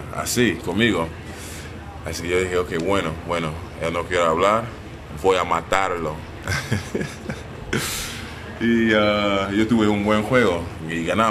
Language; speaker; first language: Spanish; non-native, learner; English